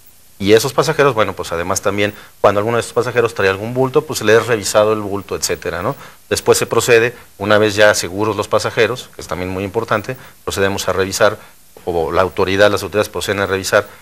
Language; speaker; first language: Spanish; native; Spanish